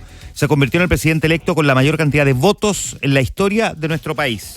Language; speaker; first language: Spanish; native; Spanish